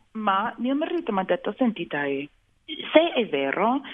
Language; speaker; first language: Italian; non-native, fluent; English